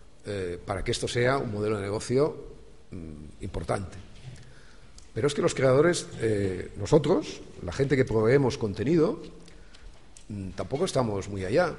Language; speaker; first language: Spanish; native; Spanish